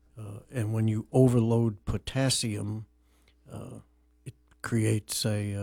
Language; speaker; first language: English; native; English